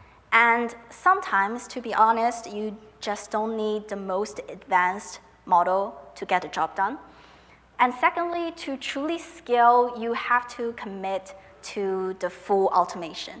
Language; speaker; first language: English; non-native, fluent; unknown